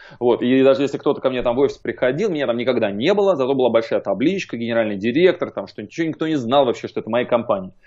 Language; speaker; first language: Russian; native; Russian